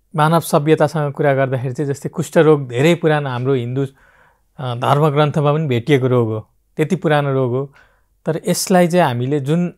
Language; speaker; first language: Nepali; native; Nepali